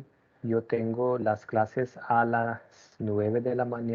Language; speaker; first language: Spanish; non-native, learner; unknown